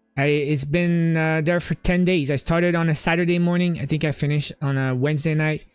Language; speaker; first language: English; native; English